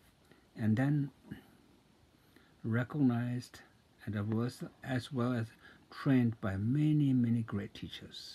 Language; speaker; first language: English; non-native, fluent; Tibetan